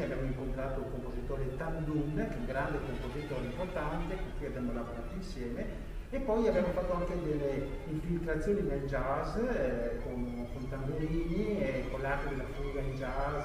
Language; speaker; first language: Italian; native; Italian